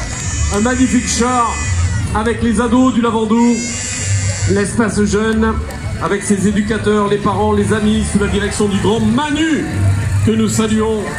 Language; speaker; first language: French; native; French